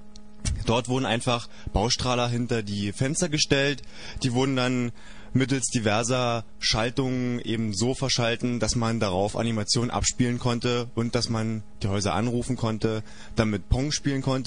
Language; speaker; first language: German; native; German